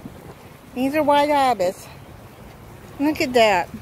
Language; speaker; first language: English; native; English